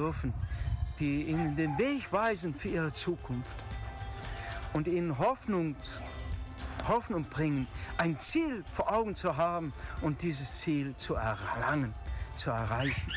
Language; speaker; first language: German; native; German